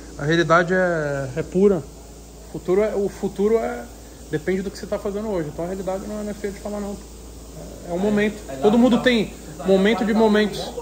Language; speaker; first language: Portuguese; native; Portuguese